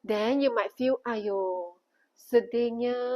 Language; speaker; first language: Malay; non-native, local second language; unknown